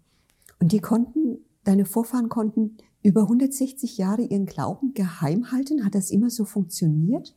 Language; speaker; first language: German; native; German